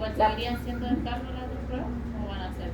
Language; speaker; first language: Spanish; native; Spanish